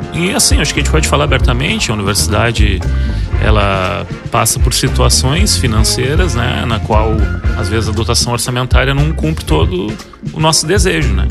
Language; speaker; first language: Portuguese; native; Portuguese